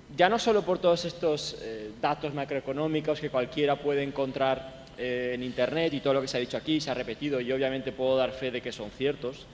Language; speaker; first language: Spanish; native; Spanish